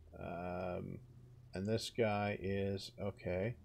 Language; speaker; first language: English; native; English